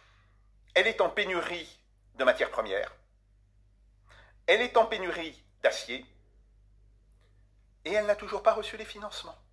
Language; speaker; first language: French; native; French